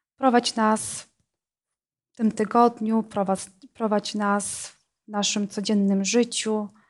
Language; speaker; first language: Polish; non-native, fluent; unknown